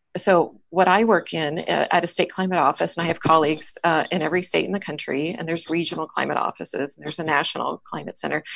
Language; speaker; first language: English; native; English